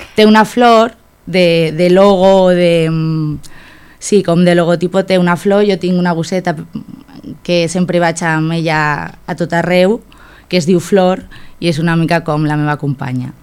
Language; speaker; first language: Catalan; non-native, local second language; Spanish